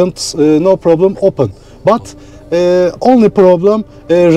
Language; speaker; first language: English; non-native, learner; Turkish